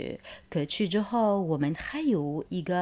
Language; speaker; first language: Chinese; non-native, fluent; Arabic